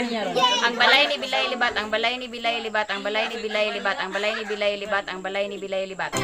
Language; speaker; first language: Cebuano; native; Cebuano